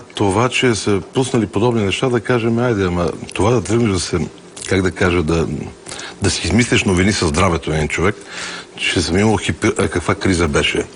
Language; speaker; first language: Bulgarian; native; Bulgarian